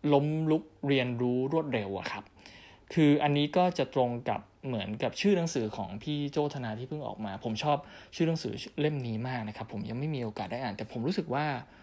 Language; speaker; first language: Thai; native; Thai